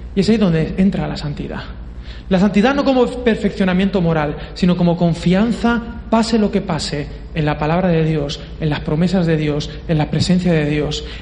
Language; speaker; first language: Spanish; native; Spanish